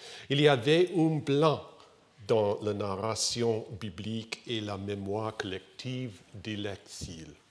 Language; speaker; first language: French; non-native, learner; English